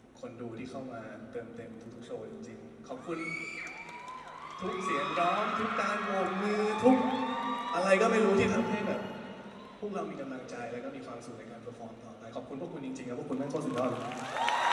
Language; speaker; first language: Thai; native; Thai